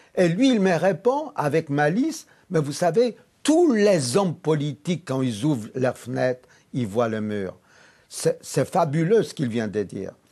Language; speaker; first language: French; non-native, fluent; Polish